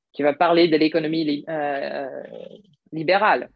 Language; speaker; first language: French; non-native, fluent; English